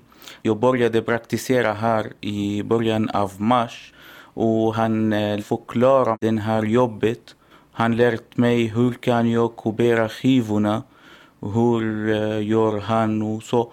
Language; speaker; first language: Swedish; non-native, learner; Arabic